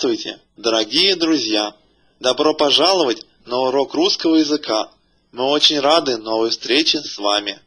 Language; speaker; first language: Russian; native; Russian